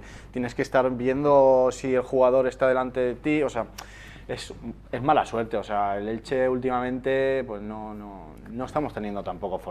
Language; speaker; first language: Spanish; native; Spanish